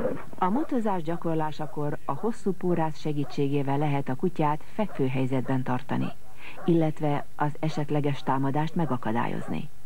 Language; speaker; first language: Hungarian; native; Hungarian